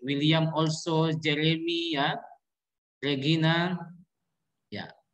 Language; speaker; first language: English; non-native, learner; Indonesian